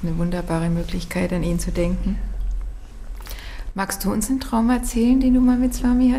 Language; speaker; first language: German; native; German